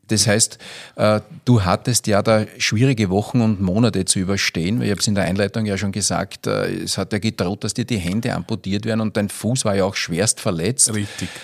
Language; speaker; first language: German; native; German